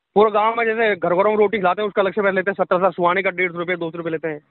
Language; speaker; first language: Hindi; native; Hindi